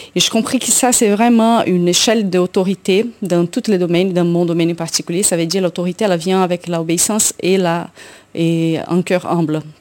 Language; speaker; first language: French; non-native, fluent; Portuguese